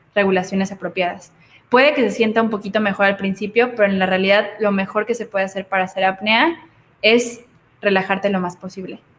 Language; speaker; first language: Spanish; native; Spanish